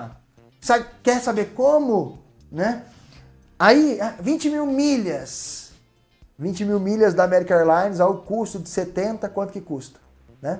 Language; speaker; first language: Portuguese; native; Portuguese